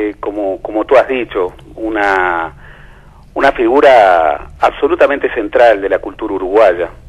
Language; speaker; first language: Spanish; native; Spanish